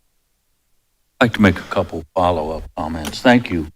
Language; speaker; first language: English; native; English